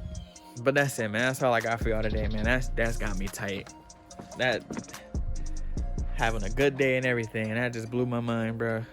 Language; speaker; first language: English; native; English